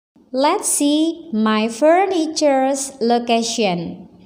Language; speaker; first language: English; non-native, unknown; Indonesian